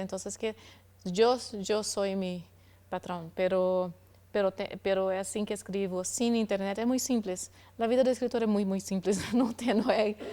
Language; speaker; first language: Spanish; non-native, learner; Portuguese